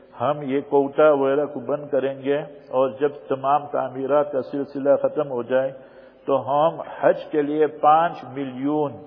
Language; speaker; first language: Urdu; native; Urdu